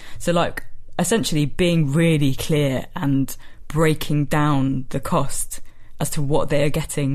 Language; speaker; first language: English; native; English